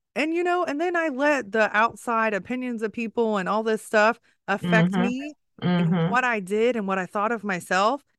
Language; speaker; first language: English; native; English